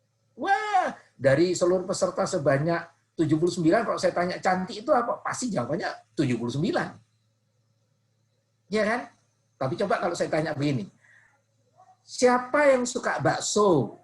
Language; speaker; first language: Indonesian; non-native, local second language; Javanese